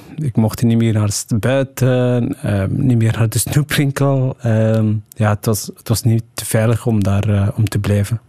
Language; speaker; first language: Dutch; early bilingual, other home language; Somali